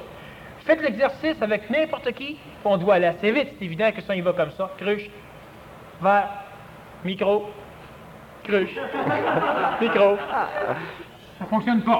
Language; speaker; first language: French; native; French